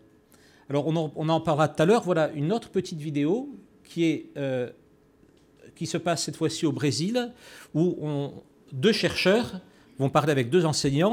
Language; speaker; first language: French; native; French